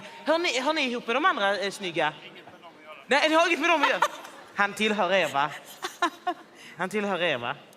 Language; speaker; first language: Swedish; native; Swedish